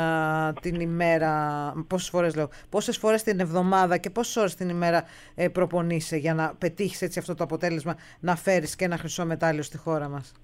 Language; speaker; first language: Greek; native; Greek